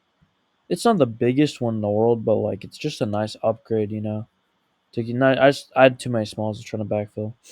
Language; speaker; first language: English; native; English